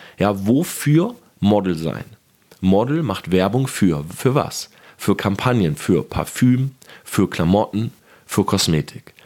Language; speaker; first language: German; native; German